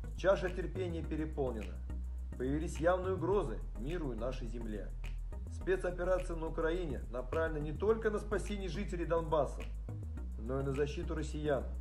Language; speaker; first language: Russian; native; Russian